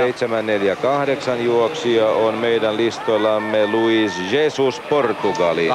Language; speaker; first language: Finnish; native; Finnish